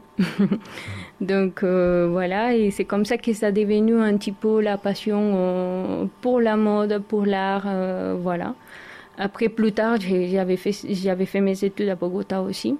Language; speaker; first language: French; non-native, fluent; Spanish